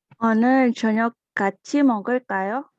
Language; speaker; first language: Korean; non-native, learner; Indonesian